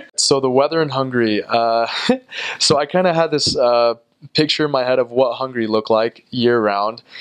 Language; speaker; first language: English; native; English